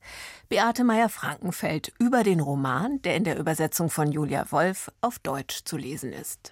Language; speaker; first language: German; native; German